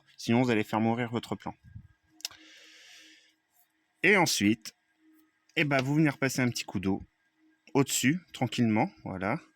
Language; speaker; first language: French; native; French